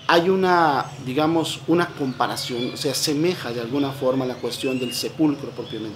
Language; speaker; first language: Spanish; native; Spanish